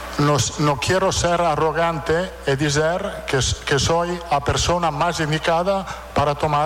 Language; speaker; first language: Portuguese; non-native, fluent; Italian